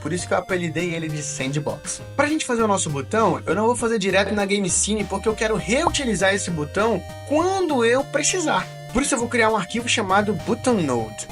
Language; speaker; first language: Portuguese; native; Portuguese